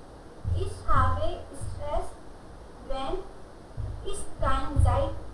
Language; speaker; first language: German; non-native, learner; Hindi